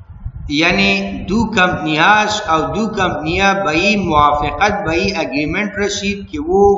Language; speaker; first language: Persian; non-native, local second language; Pashto